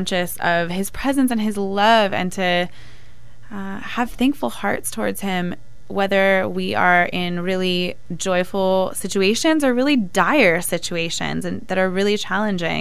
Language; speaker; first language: English; native; English